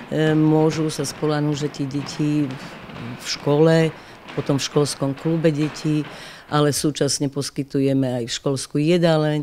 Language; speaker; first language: Slovak; native; Slovak